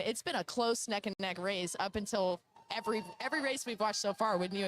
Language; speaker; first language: English; native; English